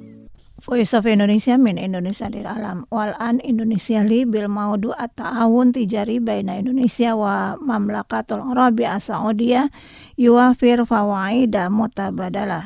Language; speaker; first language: Arabic; non-native, fluent; Indonesian